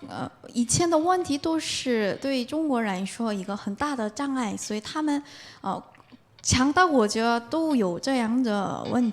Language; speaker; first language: Chinese; non-native, fluent; Korean